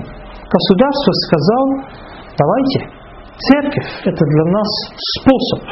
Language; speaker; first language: Russian; non-native, fluent; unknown